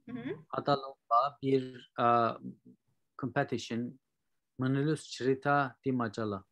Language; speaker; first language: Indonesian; non-native, learner; Turkish